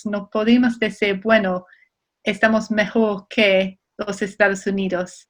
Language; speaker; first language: Spanish; non-native, fluent; English